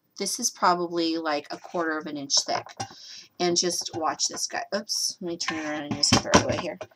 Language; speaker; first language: English; native; English